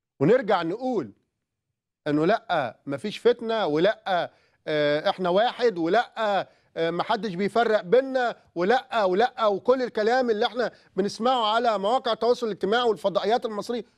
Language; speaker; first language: Arabic; native; Arabic